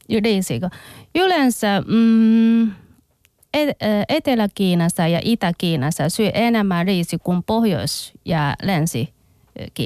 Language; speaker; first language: Finnish; non-native, learner; Chinese